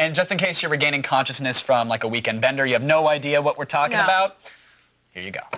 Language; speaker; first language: English; native; English